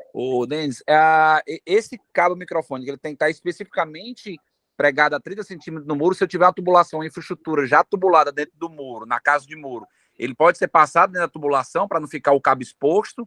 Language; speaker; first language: Portuguese; native; Portuguese